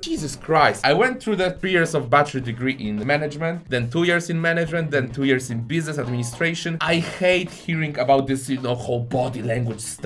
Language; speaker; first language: English; non-native, fluent; Polish